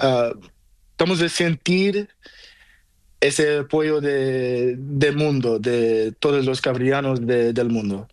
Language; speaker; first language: Spanish; non-native, learner; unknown